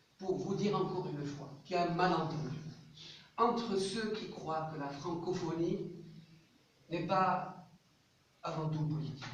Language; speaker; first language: French; non-native, local second language; Arabic